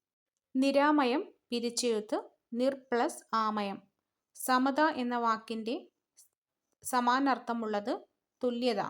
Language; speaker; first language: Malayalam; native; Malayalam